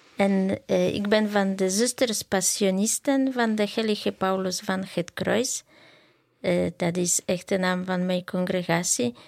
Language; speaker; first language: Dutch; non-native, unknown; Polish